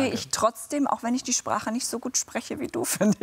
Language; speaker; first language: German; native; German